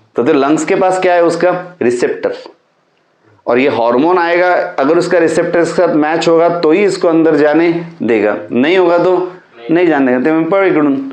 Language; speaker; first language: Hindi; non-native, local second language; Marathi